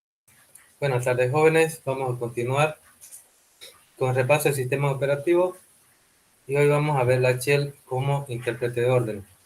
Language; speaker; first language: Spanish; native; Spanish